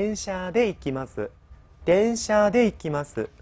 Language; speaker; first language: Japanese; non-native, fluent; Chinese